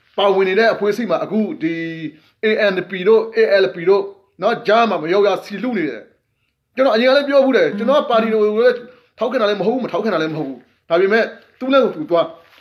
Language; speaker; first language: Burmese; non-native, local second language; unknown